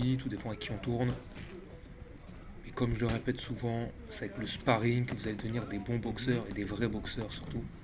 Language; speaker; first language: French; native; French